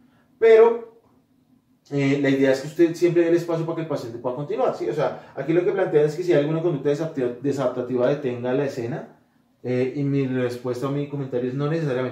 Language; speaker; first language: Spanish; native; Spanish